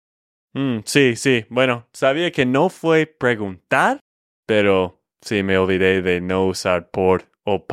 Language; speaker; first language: Spanish; non-native, fluent; English